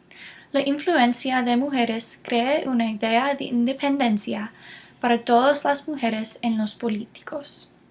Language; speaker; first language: Spanish; non-native, learner; English